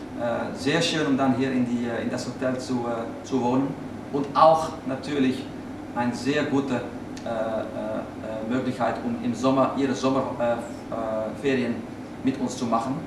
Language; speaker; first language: German; non-native, learner; Dutch